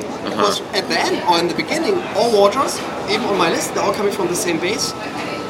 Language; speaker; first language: English; non-native, fluent; German